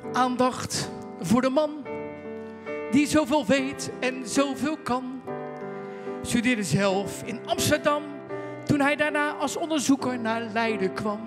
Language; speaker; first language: Dutch; native; Dutch